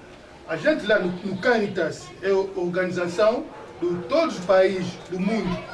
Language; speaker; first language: Portuguese; non-native, learner; Lingala